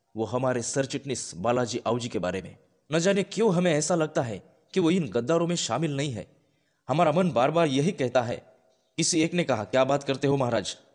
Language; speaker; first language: Hindi; non-native, local second language; Marathi